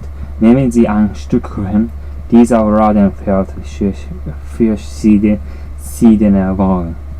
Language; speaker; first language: German; non-native, learner; Japanese